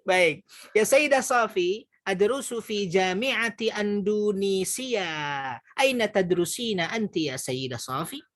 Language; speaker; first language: Arabic; non-native, fluent; Indonesian